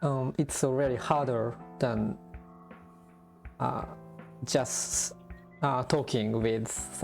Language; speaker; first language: English; non-native, learner; Japanese